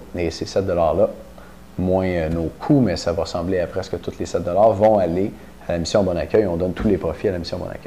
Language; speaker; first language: French; native; French